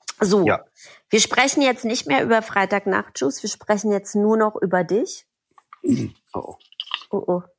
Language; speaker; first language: German; native; German